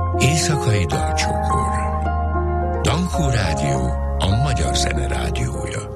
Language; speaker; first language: Hungarian; native; Hungarian